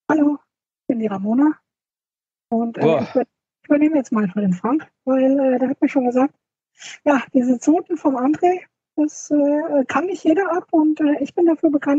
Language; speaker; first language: German; native; German